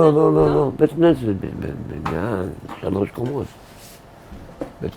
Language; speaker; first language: Hebrew; early bilingual, other home language; Arabic